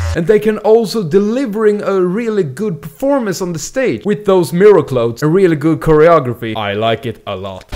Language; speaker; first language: English; non-native, fluent; Swedish